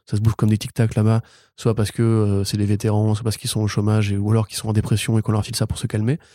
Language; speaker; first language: French; native; French